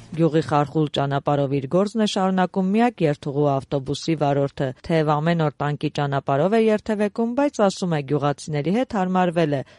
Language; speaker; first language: Armenian; native; Armenian